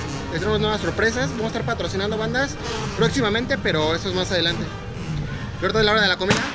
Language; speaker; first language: Spanish; native; Spanish